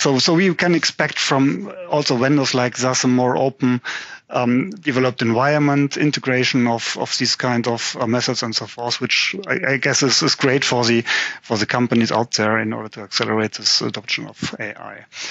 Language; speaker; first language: English; non-native, fluent; German